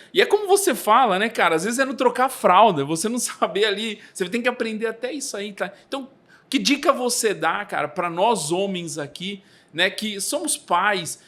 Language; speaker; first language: Portuguese; native; Portuguese